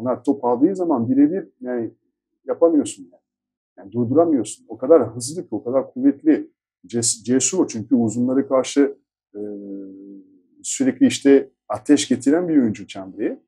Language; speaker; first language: Turkish; non-native, fluent; French